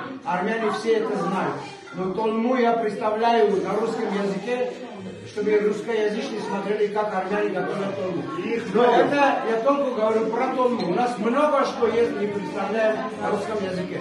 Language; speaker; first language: Russian; non-native, fluent; Armenian